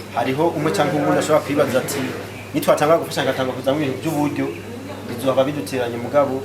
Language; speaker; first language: Rundi; native; Rundi